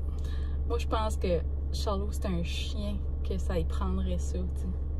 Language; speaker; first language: French; native; French